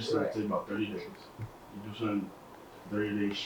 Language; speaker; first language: English; native; English